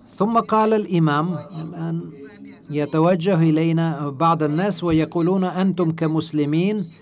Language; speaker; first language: Arabic; non-native, fluent; Turkish